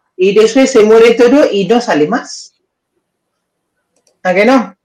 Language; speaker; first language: Spanish; non-native, learner; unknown